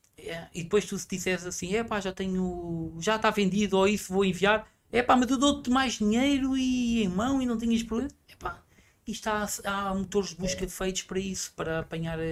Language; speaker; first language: Portuguese; native; Portuguese